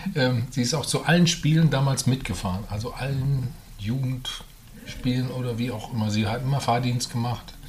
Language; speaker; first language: German; native; German